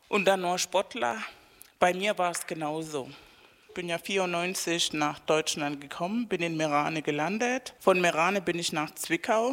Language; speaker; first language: German; non-native, fluent; Spanish